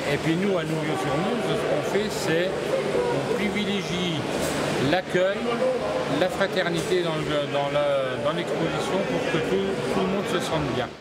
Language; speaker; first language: French; native; French